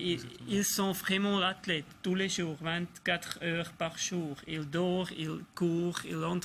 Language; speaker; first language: French; non-native, local second language; German